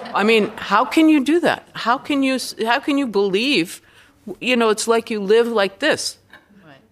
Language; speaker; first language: English; native; English